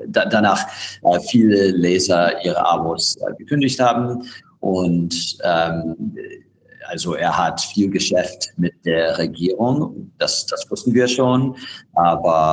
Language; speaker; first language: German; non-native, fluent; English